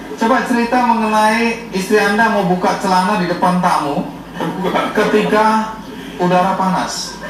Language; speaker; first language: Indonesian; native; Indonesian